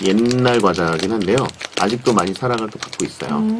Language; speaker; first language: Korean; native; Korean